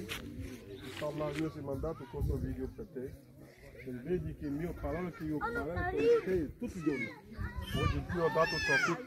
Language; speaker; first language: Italian; non-native, learner; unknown